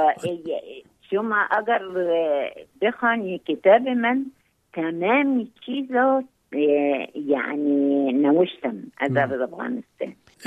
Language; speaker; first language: Persian; non-native, fluent; Arabic